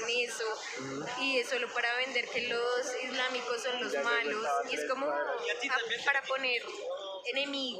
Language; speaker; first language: Spanish; native; Spanish